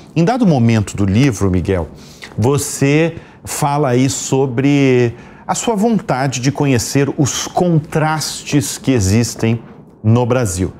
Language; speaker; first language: Portuguese; native; Portuguese